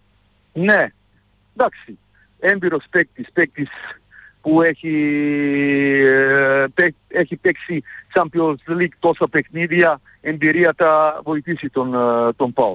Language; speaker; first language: Greek; non-native, fluent; Serbian